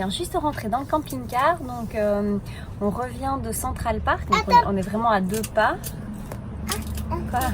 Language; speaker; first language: French; native; French